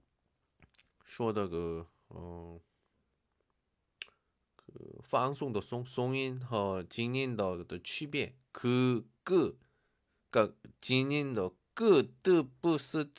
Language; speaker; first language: Chinese; non-native, learner; Korean